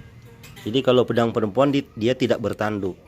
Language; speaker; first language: Indonesian; native; Indonesian